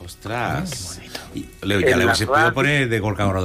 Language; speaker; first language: Spanish; native; Spanish